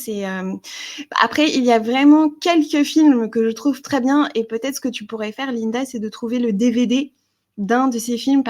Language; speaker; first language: French; native; French